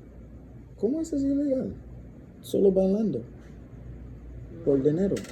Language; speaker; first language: Spanish; non-native, learner; English